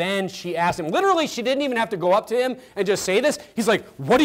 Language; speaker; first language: English; native; English